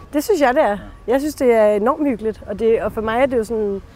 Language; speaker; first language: Danish; early bilingual, other home language; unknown